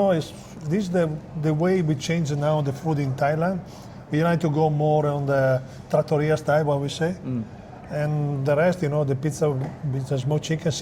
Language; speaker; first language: English; non-native, fluent; Italian